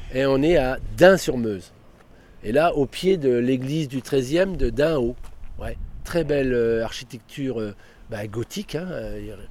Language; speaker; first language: French; native; French